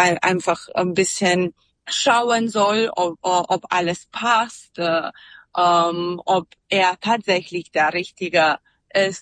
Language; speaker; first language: German; non-native, fluent; Serbian